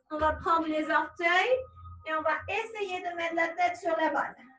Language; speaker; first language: French; native; French